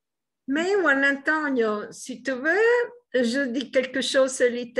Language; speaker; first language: French; non-native, fluent; Italian